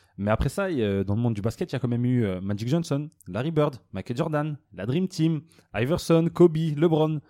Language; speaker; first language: French; native; French